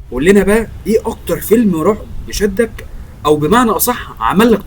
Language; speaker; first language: Arabic; native; Arabic